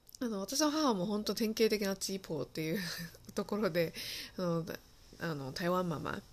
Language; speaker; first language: Japanese; early bilingual, other home language; Chinese